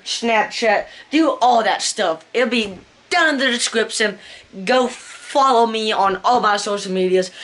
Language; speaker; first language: English; native; English